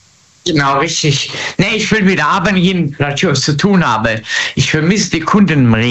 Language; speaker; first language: German; native; German